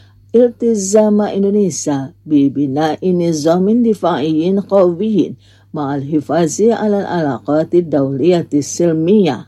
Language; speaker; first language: Arabic; non-native, fluent; Indonesian